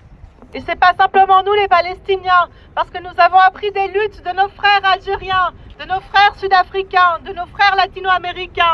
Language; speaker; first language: French; native; French